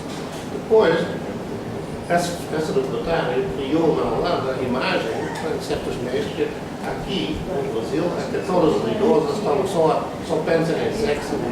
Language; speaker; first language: Portuguese; non-native, fluent; Dutch